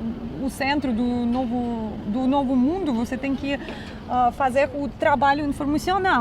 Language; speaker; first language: Portuguese; non-native, fluent; Russian